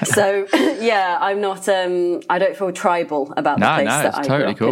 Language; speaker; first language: English; native; English